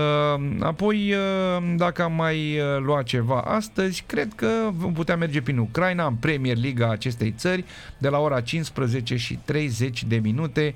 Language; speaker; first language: Romanian; native; Romanian